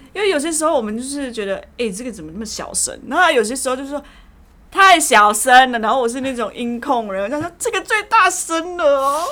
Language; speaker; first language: Chinese; early bilingual, heritage; Chinese